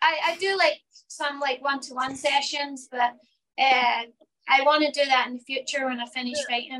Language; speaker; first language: English; native; English